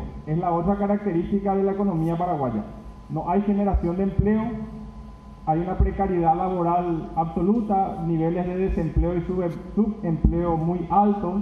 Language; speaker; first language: Spanish; native; Spanish